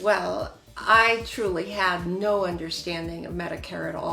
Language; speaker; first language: English; native; English